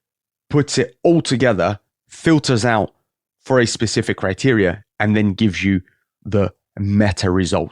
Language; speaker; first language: English; native; English